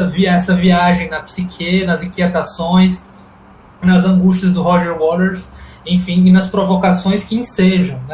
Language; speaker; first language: Portuguese; native; Portuguese